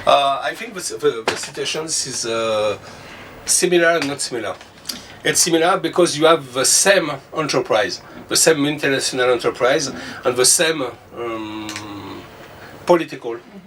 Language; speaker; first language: English; non-native, learner; French